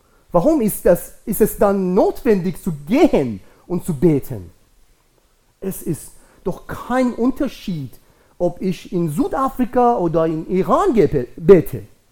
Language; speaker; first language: German; non-native, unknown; Persian